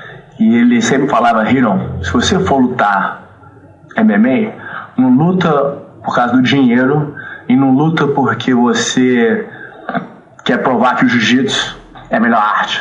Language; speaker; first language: Portuguese; early bilingual, heritage; Portuguese